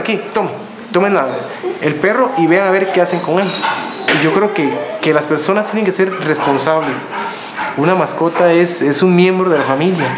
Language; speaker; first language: Spanish; native; Spanish